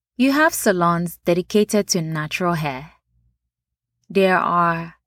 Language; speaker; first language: English; non-native, local second language; Yoruba